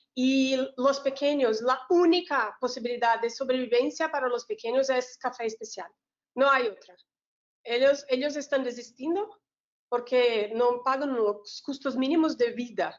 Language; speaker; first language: Spanish; non-native, learner; Portuguese